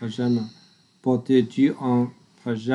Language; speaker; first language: French; non-native, learner; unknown